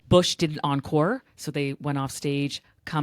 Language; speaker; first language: English; native; English